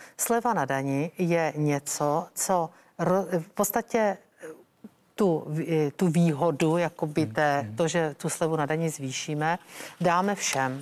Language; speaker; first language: Czech; native; Czech